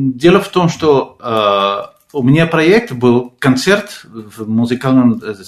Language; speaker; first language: Russian; non-native, fluent; Spanish